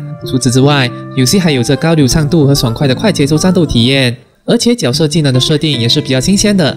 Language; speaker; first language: Chinese; native; Chinese